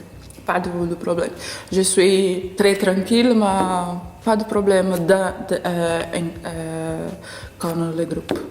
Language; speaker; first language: French; non-native, learner; Portuguese